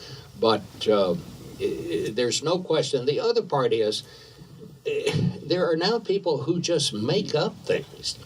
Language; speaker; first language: English; native; English